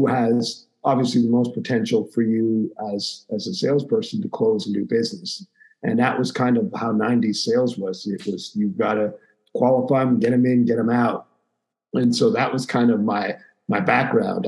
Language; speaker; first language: English; native; English